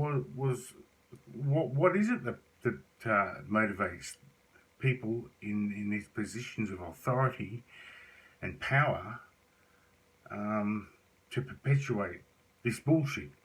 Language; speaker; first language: English; native; English